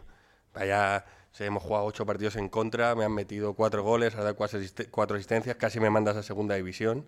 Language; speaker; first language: Spanish; native; Spanish